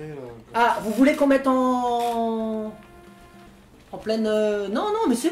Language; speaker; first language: French; native; French